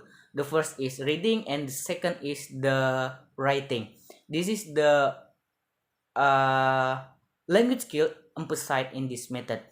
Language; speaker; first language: English; non-native, learner; Indonesian